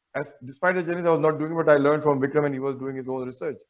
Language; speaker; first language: English; non-native, local second language; Hindi